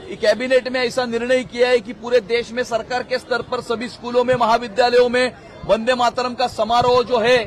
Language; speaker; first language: Hindi; non-native, local second language; Marathi